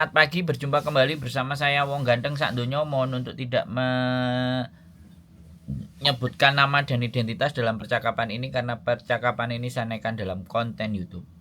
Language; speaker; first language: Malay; non-native, local second language; Javanese